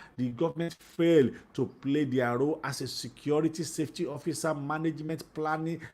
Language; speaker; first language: English; non-native, local second language; Yoruba